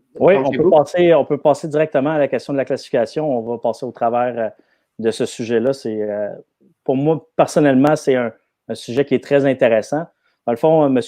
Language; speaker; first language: French; native; French